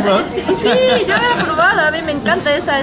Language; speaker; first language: Spanish; non-native, fluent; Japanese